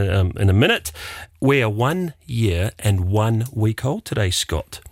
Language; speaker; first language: English; native; English